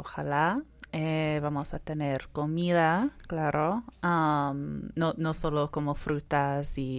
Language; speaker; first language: Spanish; non-native, fluent; English